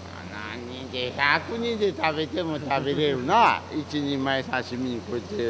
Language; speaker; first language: Japanese; native; Japanese